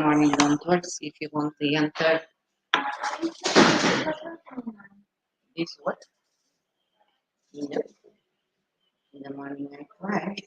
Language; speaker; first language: English; non-native, fluent; Portuguese